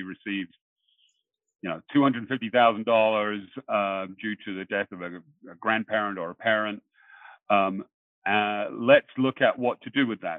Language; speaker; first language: English; native; English